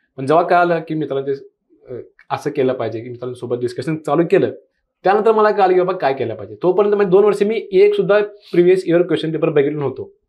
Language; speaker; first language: Marathi; non-native, local second language; Kannada